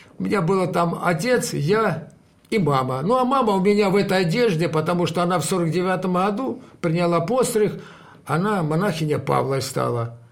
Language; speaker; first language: Russian; native; Russian